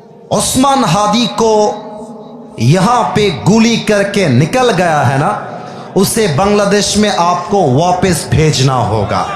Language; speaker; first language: Hindi; non-native, fluent; Bangla